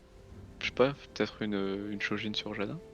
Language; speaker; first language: French; native; French